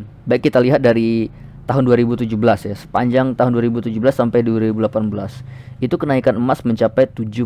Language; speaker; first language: Indonesian; native; Indonesian